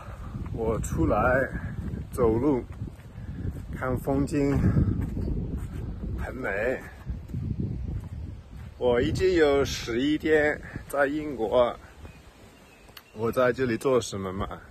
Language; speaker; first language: Chinese; non-native, fluent; English